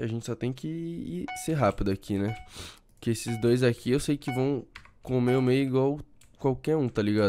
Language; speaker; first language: Portuguese; native; Portuguese